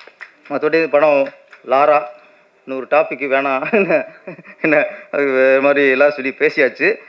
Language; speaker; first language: Tamil; native; Tamil